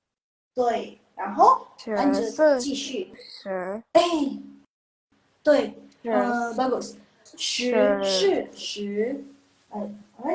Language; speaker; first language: Chinese; non-native, fluent; Indonesian